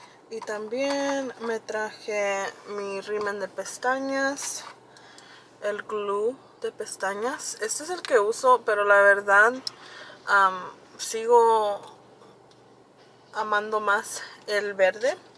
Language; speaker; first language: Spanish; early bilingual, heritage; Spanish